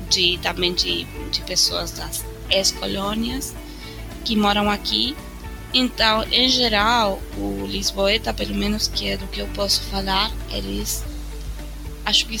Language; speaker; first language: Portuguese; non-native, fluent; Spanish